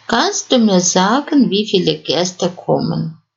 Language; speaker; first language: German; non-native, fluent; Russian